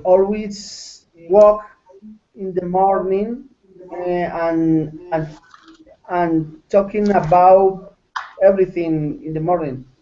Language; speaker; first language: English; non-native, learner; Spanish